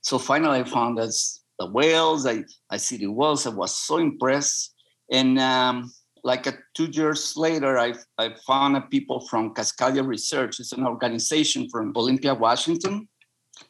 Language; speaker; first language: English; non-native, learner; Spanish